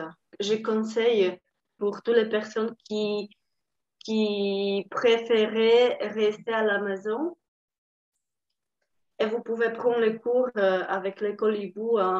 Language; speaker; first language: French; non-native, learner; Polish